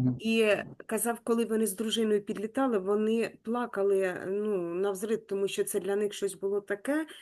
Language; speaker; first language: Ukrainian; native; Ukrainian